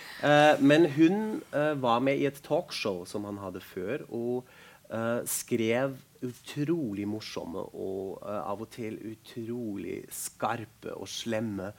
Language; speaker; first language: Norwegian; non-native, fluent; German